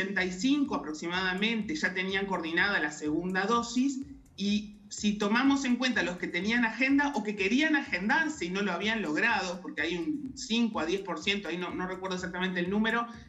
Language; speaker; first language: Spanish; native; Spanish